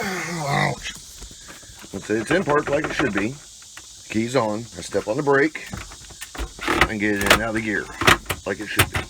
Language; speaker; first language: English; native; English